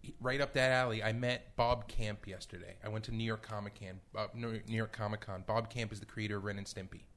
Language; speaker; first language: English; native; English